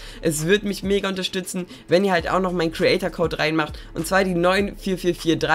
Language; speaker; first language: German; native; German